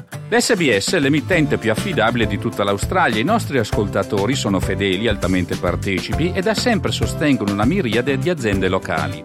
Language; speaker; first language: Italian; native; Italian